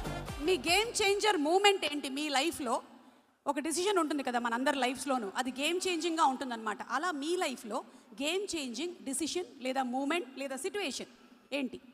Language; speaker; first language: Telugu; native; Telugu